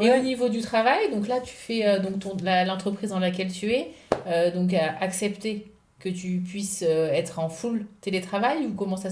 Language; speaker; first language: French; native; French